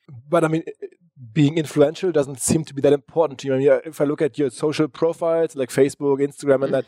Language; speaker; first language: English; non-native, fluent; German